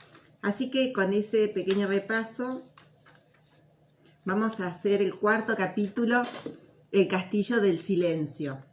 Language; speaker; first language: Spanish; native; Spanish